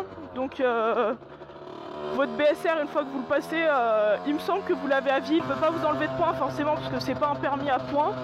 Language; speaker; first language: French; native; French